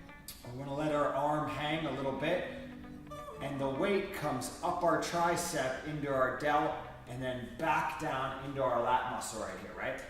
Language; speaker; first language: English; native; English